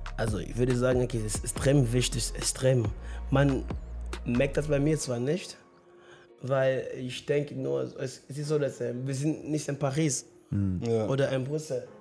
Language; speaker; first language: German; non-native, fluent; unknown